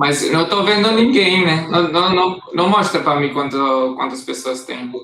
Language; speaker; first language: Portuguese; non-native, fluent; Hebrew